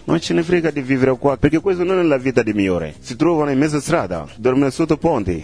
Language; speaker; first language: Italian; non-native, learner; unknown